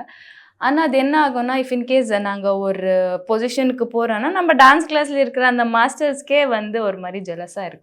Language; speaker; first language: Tamil; non-native, local second language; Bangla